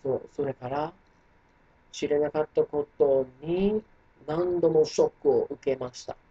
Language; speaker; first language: Japanese; non-native, fluent; English